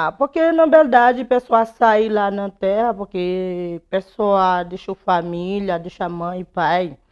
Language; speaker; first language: Portuguese; non-native, learner; Haitian Creole